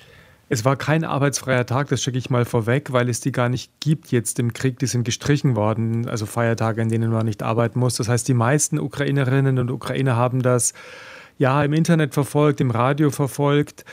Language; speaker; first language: German; native; German